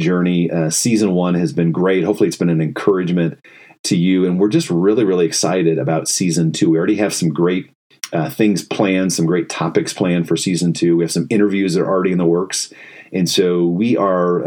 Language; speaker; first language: English; native; English